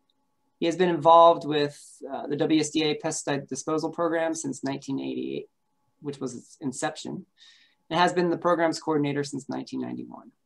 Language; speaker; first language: English; native; English